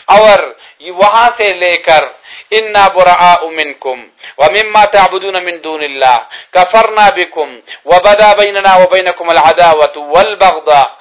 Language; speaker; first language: Urdu; non-native, local second language; Pashto